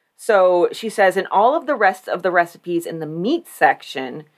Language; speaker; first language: English; native; English